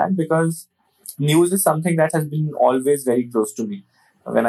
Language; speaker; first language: English; non-native, local second language; Hindi